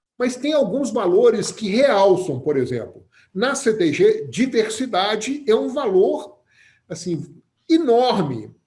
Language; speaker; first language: Portuguese; native; Portuguese